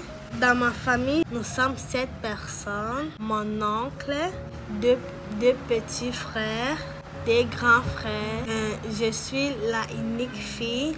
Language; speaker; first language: French; non-native, learner; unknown